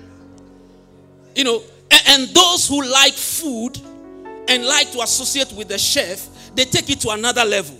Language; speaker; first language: English; non-native, local second language; Ewe